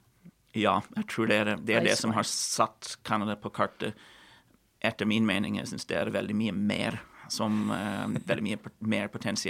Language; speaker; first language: Norwegian; non-native, fluent; English